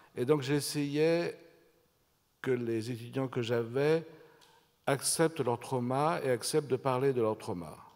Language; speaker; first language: French; native; French